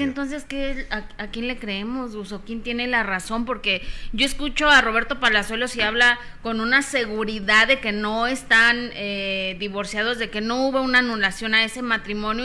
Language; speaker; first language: Spanish; native; Spanish